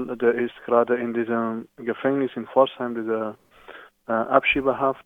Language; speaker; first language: German; non-native, fluent; Persian